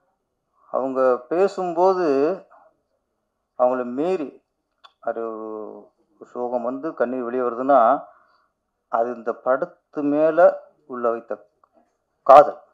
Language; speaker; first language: Tamil; native; Tamil